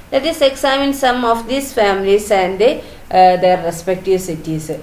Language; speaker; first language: English; non-native, local second language; Malayalam